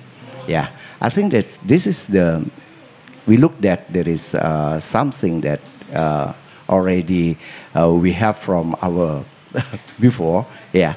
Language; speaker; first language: English; non-native, learner; Indonesian